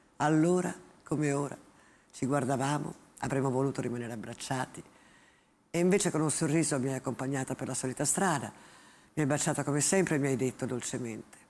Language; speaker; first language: Italian; native; Italian